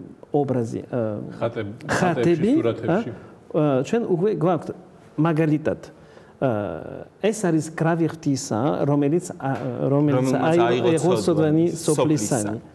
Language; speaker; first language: Georgian; non-native, learner; French